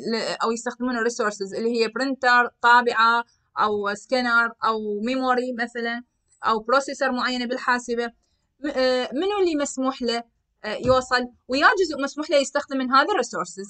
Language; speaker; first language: Arabic; native; Arabic